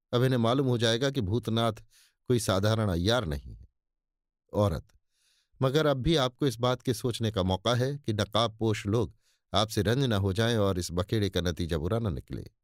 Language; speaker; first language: Hindi; native; Hindi